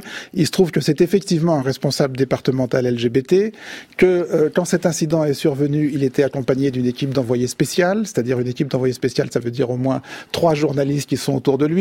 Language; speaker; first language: French; native; French